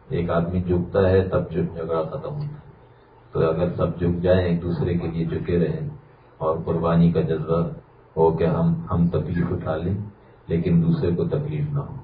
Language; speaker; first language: Urdu; native; Urdu